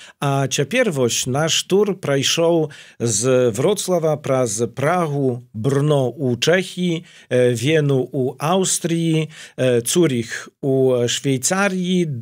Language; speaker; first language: Polish; non-native, learner; Belarusian